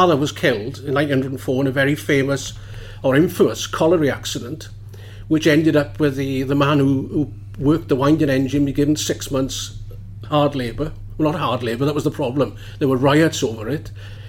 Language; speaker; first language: English; native; English